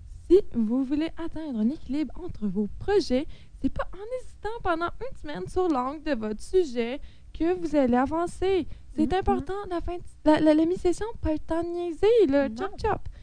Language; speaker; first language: French; native; French